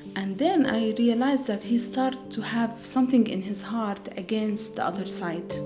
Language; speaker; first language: English; non-native, fluent; Arabic